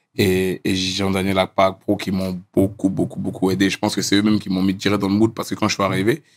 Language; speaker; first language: French; native; French